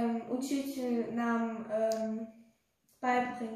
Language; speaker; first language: Russian; early bilingual, heritage; Russian